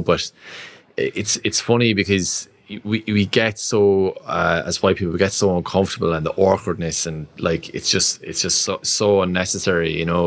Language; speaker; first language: English; native; English